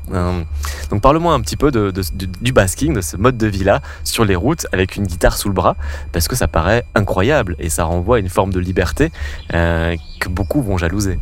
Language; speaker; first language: French; native; French